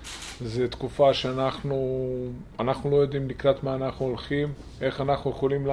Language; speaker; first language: Hebrew; non-native, fluent; Serbian